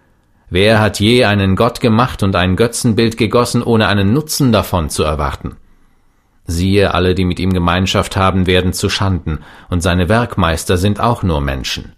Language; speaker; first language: German; native; German